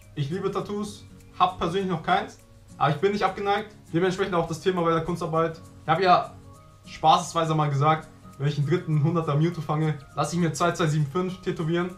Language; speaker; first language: German; early bilingual, other home language; Vietnamese